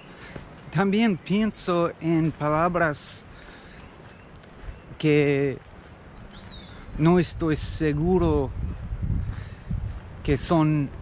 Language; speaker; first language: Spanish; non-native, learner; English